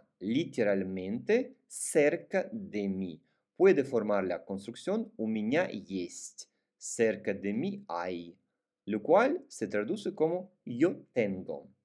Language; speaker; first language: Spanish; non-native, fluent; Russian